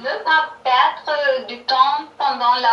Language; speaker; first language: French; non-native, learner; German